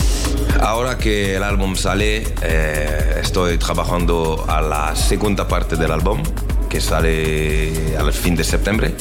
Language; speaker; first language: Spanish; non-native, learner; French